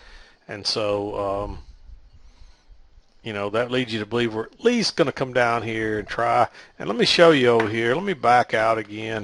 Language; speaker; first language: English; native; English